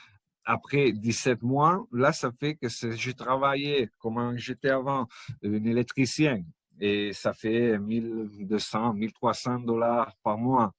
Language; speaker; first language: French; non-native, fluent; Italian